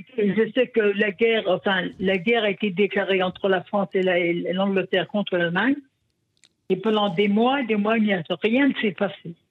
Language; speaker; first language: French; non-native, local second language; Yiddish